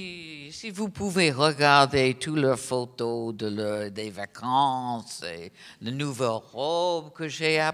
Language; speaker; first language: French; non-native, fluent; English